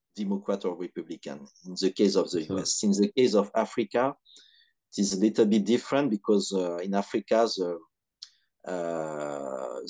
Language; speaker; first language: English; non-native, fluent; French